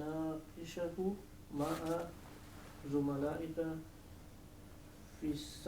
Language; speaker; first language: Arabic; non-native, learner; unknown